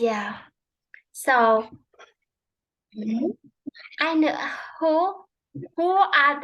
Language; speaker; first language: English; non-native, fluent; Vietnamese